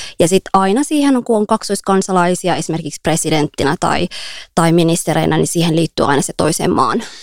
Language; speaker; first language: Finnish; early bilingual, other home language; Somali